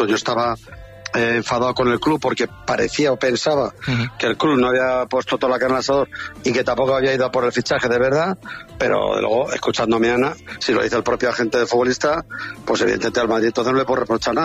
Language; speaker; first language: Spanish; native; Spanish